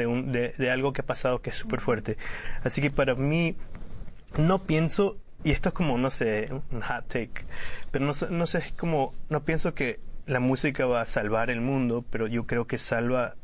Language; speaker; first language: Spanish; early bilingual, heritage; Spanish